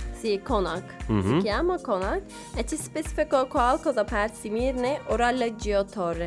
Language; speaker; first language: Italian; non-native, learner; Turkish